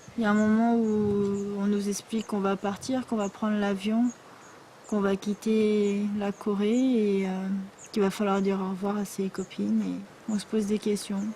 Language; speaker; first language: French; early bilingual, other home language; Korean